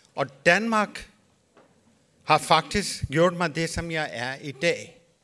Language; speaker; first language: Danish; non-native, fluent; Urdu